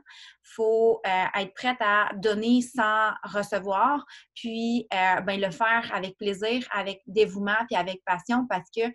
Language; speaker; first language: French; native; French